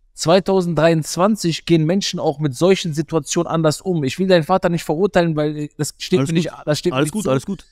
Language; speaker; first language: German; native; German